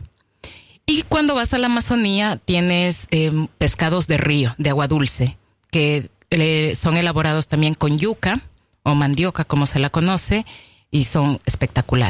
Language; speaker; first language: Spanish; native; Spanish